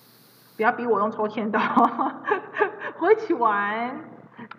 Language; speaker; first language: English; non-native, fluent; Chinese